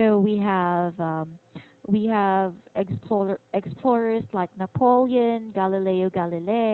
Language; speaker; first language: English; non-native, fluent; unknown